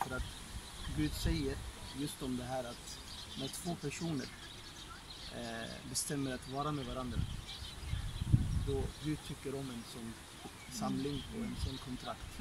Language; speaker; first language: Swedish; non-native, fluent; Arabic